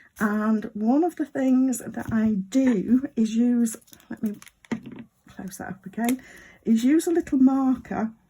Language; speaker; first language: English; native; English